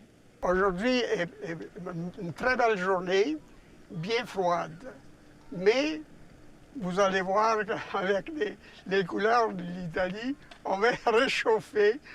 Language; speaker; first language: French; non-native, fluent; Italian